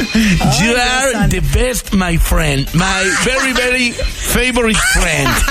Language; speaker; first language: English; non-native, learner; Spanish